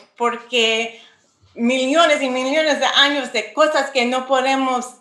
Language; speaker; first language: Spanish; non-native, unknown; English